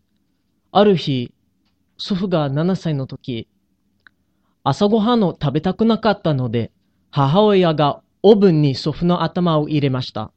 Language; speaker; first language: Japanese; non-native, learner; English